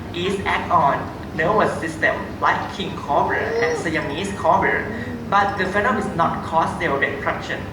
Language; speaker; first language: English; non-native, learner; Thai